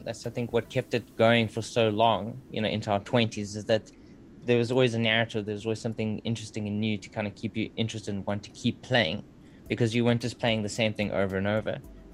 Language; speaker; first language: English; native; English